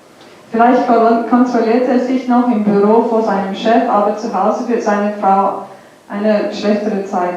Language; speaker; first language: German; non-native, fluent; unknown